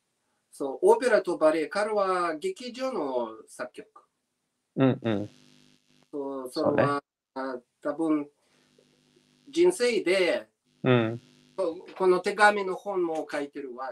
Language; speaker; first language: Japanese; non-native, learner; Russian